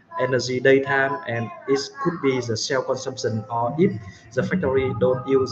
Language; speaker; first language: English; non-native, fluent; Vietnamese